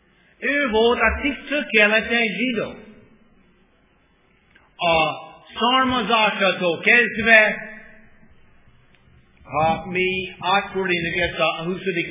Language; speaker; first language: Hungarian; non-native, fluent; English